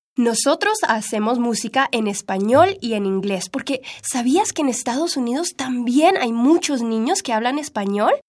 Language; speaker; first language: Spanish; early bilingual, heritage; Spanish